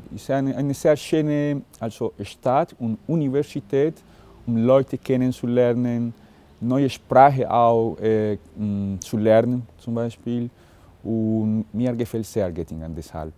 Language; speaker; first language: German; non-native, fluent; Spanish